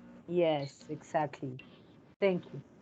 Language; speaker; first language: English; non-native, fluent; Spanish